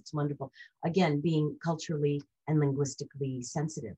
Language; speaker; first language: English; early bilingual, other home language; Hindi